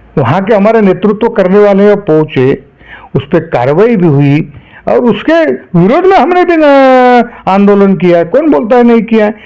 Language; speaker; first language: Hindi; non-native, local second language; Marathi